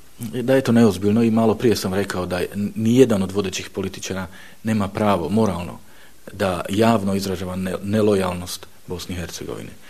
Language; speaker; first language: Bosnian; non-native, fluent; Slovak